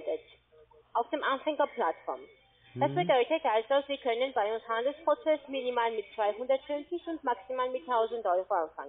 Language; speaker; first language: German; non-native, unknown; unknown